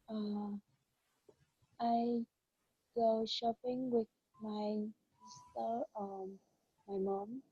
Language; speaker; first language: English; non-native, learner; Vietnamese